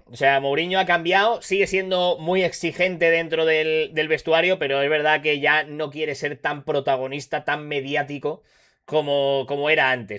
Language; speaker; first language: Spanish; native; Spanish